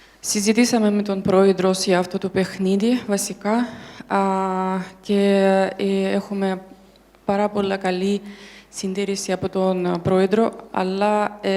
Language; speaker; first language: Greek; non-native, learner; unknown